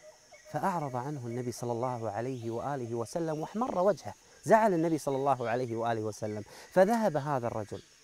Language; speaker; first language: Arabic; native; Arabic